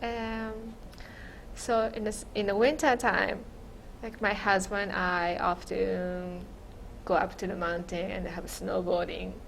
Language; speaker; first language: English; non-native, fluent; Japanese